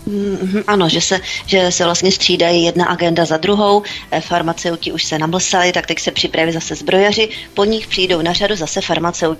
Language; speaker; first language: Czech; native; Czech